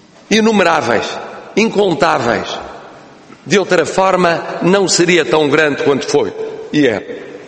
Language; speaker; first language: Portuguese; native; Portuguese